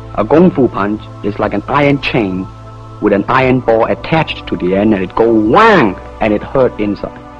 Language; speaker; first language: English; non-native, local second language; Cantonese